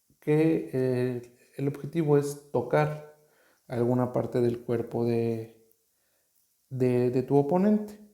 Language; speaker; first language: Spanish; native; Spanish